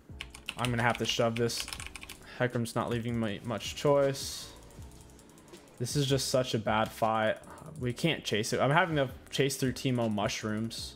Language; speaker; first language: English; native; English